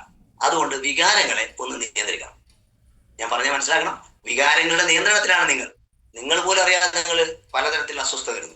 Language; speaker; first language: Malayalam; native; Malayalam